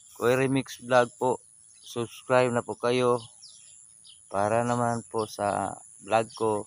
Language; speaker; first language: Filipino; non-native, local second language; Cebuano